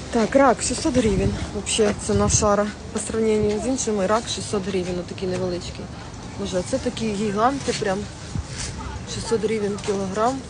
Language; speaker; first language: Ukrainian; native; Ukrainian